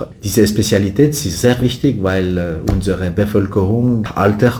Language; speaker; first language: German; non-native, learner; French